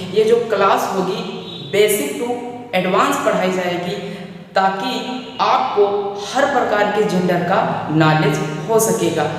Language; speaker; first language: Hindi; native; Hindi